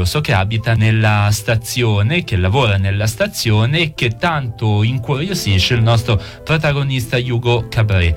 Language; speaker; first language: Italian; native; Italian